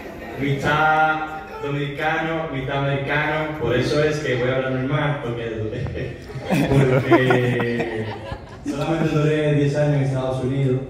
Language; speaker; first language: Spanish; early bilingual, heritage; Spanish